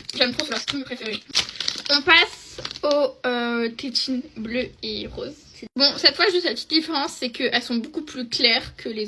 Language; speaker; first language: French; native; French